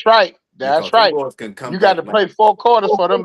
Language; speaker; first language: English; native; English